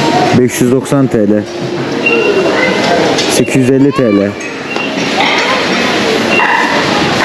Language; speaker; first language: Turkish; native; Turkish